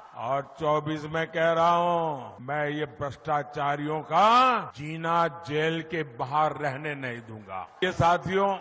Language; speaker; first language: Hindi; non-native, local second language; Gujarati